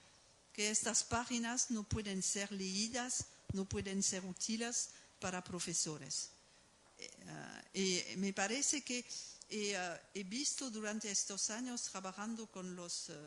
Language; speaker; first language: Spanish; non-native, fluent; French